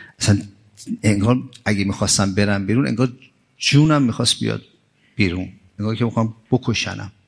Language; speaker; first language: Persian; native; Persian